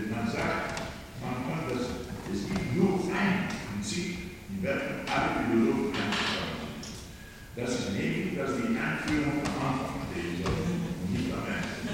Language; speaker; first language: German; non-native, fluent; Polish